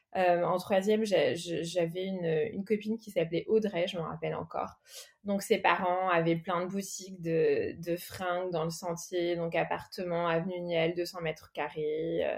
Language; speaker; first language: French; early bilingual, other home language; Portuguese